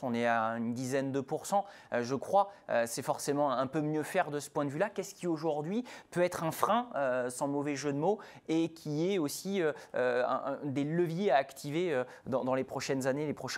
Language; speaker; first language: French; native; French